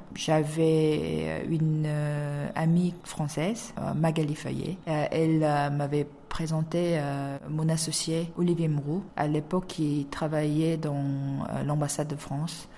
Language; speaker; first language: French; non-native, fluent; Korean